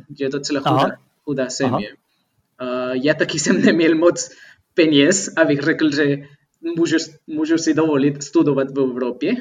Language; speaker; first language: Czech; non-native, fluent; Spanish